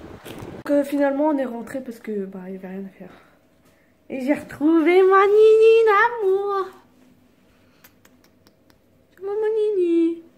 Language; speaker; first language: French; native; French